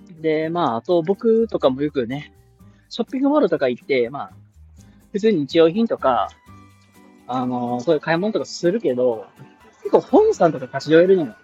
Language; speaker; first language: Japanese; native; Japanese